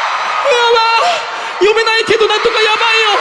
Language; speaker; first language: Japanese; non-native, fluent; Korean